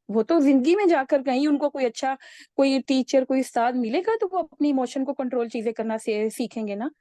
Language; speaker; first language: Urdu; native; Urdu